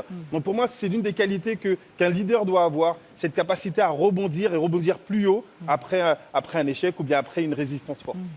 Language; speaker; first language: French; native; French